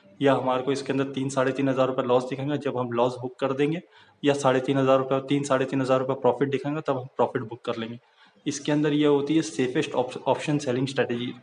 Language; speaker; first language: Hindi; native; Hindi